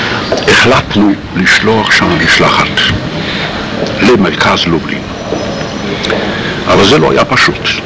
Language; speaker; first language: Hebrew; non-native, fluent; Polish